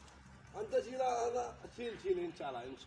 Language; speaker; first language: Arabic; non-native, learner; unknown